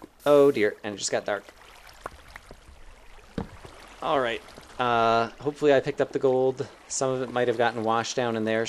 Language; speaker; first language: English; native; English